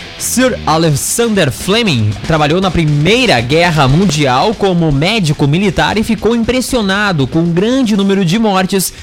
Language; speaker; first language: Portuguese; native; Portuguese